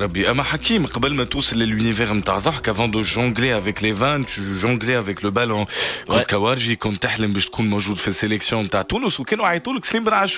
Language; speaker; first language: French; non-native, local second language; Arabic